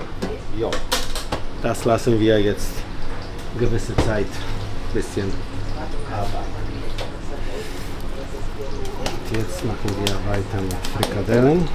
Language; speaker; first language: German; non-native, fluent; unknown